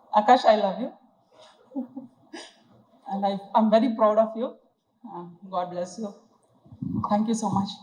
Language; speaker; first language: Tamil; non-native, learner; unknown